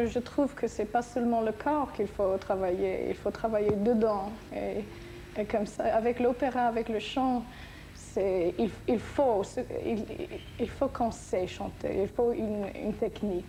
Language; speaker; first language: French; non-native, fluent; English